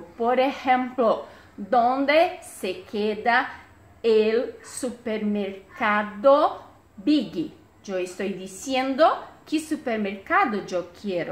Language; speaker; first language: Spanish; non-native, fluent; Portuguese